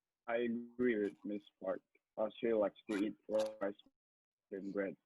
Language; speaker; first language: English; non-native, learner; Indonesian